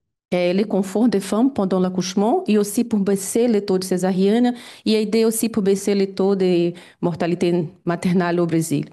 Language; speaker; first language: French; non-native, fluent; Portuguese